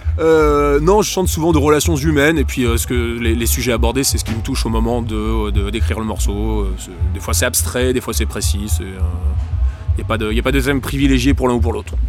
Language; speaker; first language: French; early bilingual, heritage; English